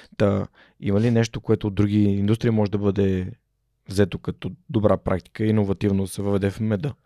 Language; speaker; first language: Bulgarian; native; Bulgarian